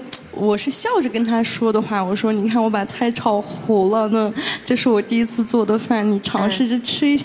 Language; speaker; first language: Chinese; non-native, local second language; Uyghur